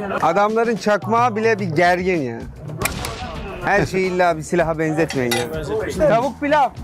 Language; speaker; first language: Turkish; native; Turkish